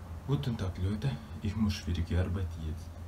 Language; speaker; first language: German; non-native, learner; Russian